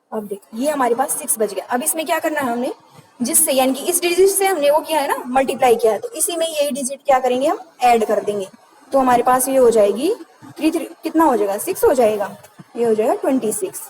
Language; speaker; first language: Hindi; native; Hindi